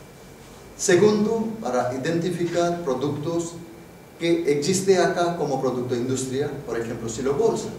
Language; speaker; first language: Spanish; non-native, fluent; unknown